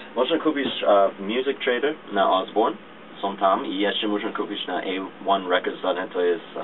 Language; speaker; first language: Polish; early bilingual, other home language; English